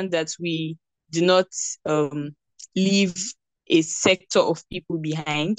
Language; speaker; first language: English; non-native, local second language; Yoruba